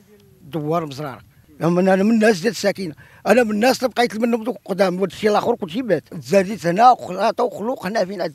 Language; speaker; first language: Arabic; native; Arabic